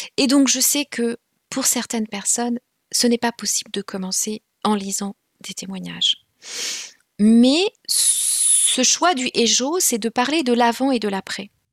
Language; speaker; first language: French; non-native, local second language; Kinyarwanda